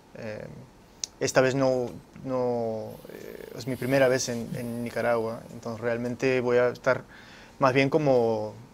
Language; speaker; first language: Spanish; early bilingual, heritage; Spanish